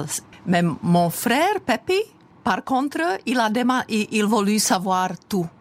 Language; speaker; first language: French; non-native, fluent; Czech